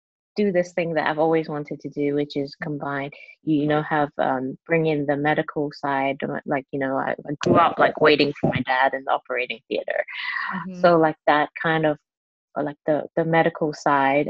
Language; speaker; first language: English; non-native, local second language; Cantonese